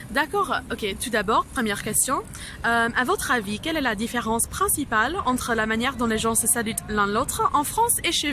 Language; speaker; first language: French; non-native, fluent; English